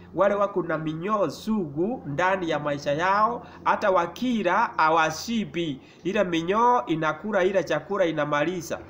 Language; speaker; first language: Swahili; non-native, local second language; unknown